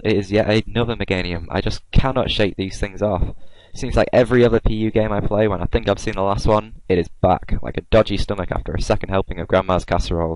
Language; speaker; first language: English; native; English